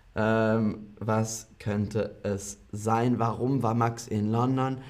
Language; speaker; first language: German; non-native, fluent; English